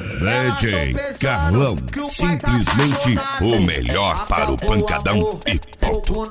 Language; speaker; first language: Portuguese; native; Portuguese